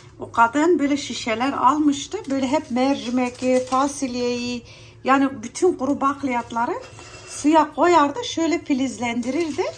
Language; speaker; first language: Turkish; early bilingual, heritage; Turkish